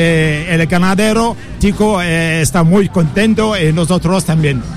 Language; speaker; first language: Spanish; non-native, learner; French